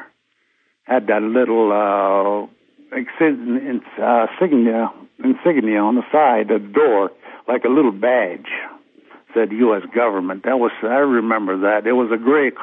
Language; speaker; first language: English; early bilingual, other home language; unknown